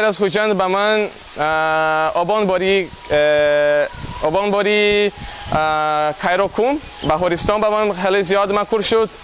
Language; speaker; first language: Persian; non-native, learner; Portuguese